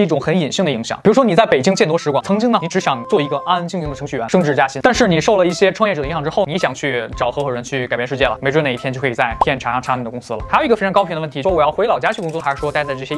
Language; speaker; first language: Chinese; native; Chinese